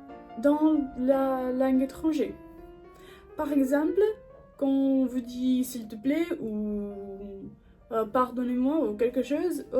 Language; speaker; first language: French; non-native, learner; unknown